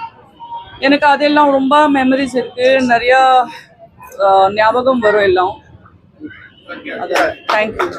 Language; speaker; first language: Tamil; non-native, local second language; Gujarati